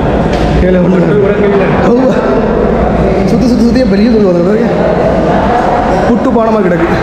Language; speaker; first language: Tamil; native; Tamil